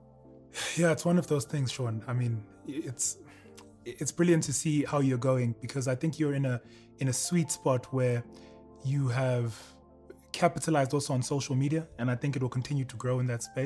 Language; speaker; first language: English; native; English